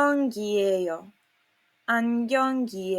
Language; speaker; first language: Korean; non-native, fluent; Serbian